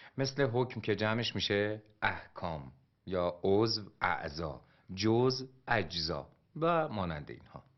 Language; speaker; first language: Persian; native; Persian